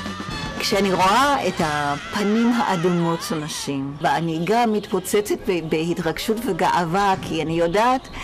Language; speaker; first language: Hebrew; non-native, fluent; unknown